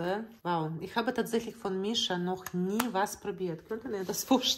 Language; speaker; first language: German; non-native, learner; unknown